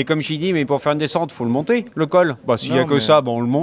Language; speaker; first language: French; native; French